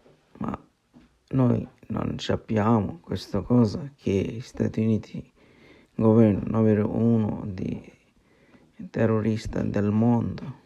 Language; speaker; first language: Italian; non-native, learner; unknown